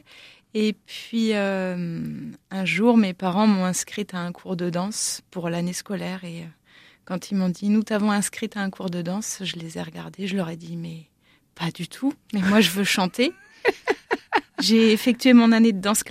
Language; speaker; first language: French; native; French